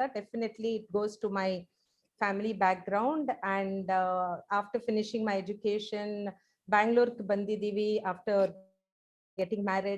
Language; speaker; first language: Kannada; non-native, fluent; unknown